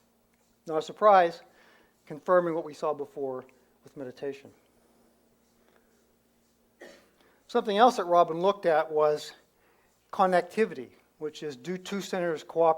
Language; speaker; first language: English; native; English